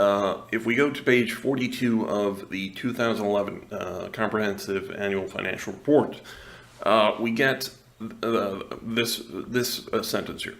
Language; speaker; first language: English; non-native, local second language; Spanish